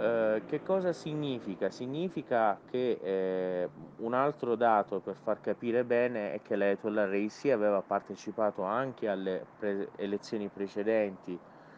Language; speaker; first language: Italian; non-native, fluent; Persian